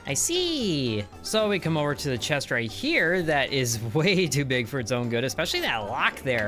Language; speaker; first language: English; native; English